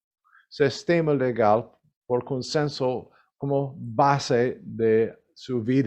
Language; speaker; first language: Spanish; non-native, learner; English